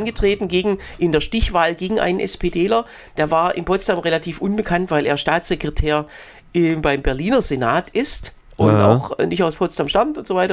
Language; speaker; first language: German; native; German